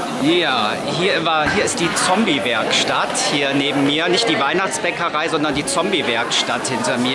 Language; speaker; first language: German; native; German